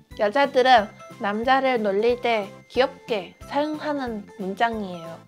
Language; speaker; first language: Korean; non-native, fluent; Chinese